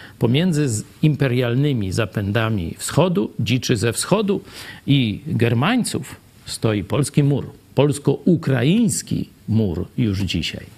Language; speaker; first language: Polish; native; Polish